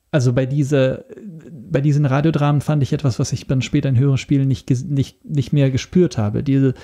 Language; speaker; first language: German; non-native, fluent; Italian